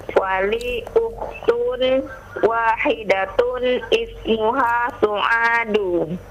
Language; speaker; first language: Arabic; non-native, learner; Indonesian